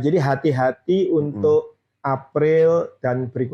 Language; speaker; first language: Indonesian; native; Indonesian